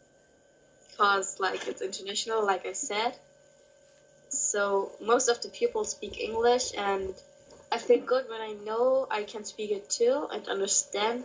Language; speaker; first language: English; non-native, learner; Kurdish